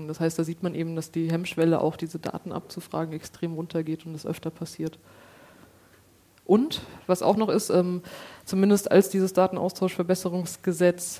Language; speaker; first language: German; native; German